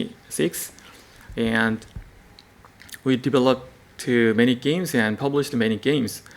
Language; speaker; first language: English; non-native, learner; Korean